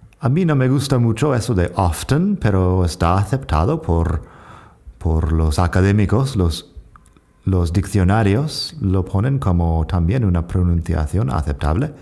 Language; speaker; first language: Spanish; non-native, fluent; English